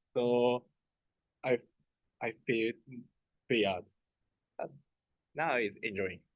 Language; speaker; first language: English; non-native, learner; Japanese